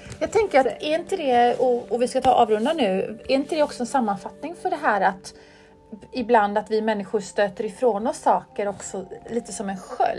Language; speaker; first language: Swedish; native; Swedish